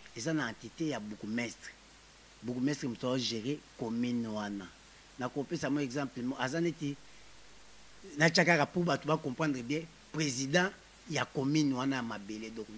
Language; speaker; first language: Lingala; native; Lingala